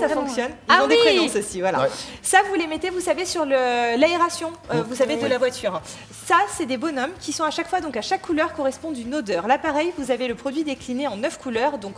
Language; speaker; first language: French; native; French